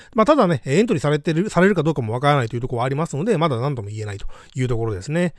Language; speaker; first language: Japanese; native; Japanese